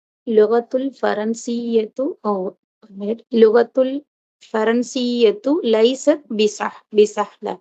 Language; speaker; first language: Arabic; non-native, learner; Tamil